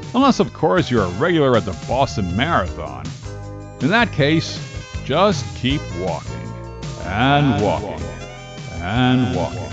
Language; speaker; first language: English; native; English